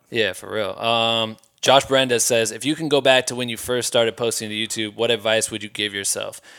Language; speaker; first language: English; native; English